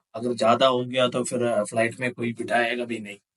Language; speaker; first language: Hindi; non-native, local second language; Malayalam